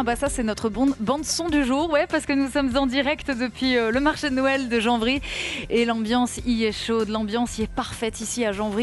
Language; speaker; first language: French; native; French